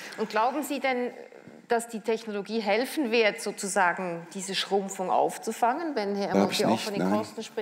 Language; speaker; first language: German; native; German